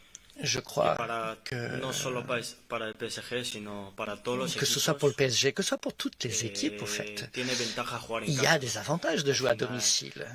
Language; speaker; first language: French; non-native, fluent; Spanish